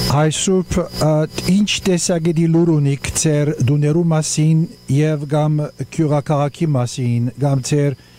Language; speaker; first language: Armenian; early bilingual, heritage; Armenian